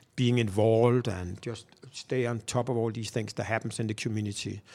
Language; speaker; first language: English; non-native, fluent; Danish